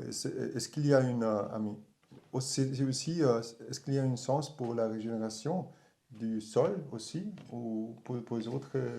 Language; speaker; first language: French; non-native, learner; German